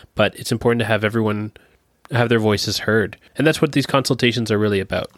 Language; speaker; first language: English; native; English